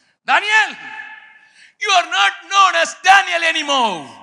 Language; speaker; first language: English; non-native, local second language; Tamil